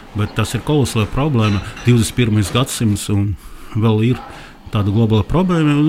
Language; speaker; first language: Latvian; non-native, local second language; Russian